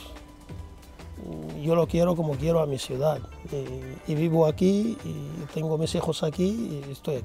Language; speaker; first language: Spanish; non-native, fluent; Arabic